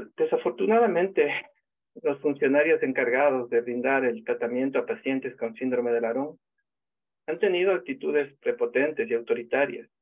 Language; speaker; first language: Spanish; native; Spanish